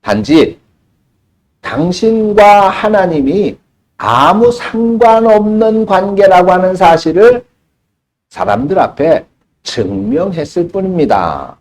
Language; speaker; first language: Korean; native; Korean